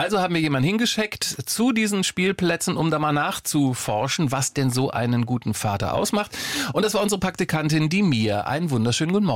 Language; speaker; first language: German; native; German